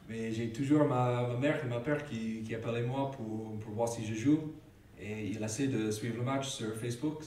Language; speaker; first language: French; non-native, learner; English